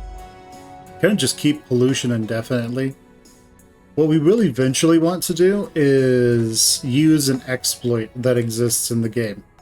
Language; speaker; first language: English; native; English